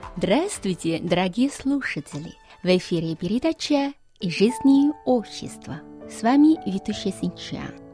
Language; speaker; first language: Russian; non-native, fluent; Chinese